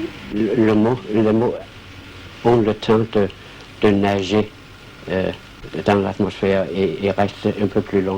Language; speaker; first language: French; non-native, fluent; Danish